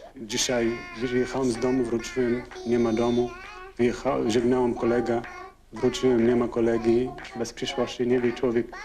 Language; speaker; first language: Polish; non-native, fluent; Arabic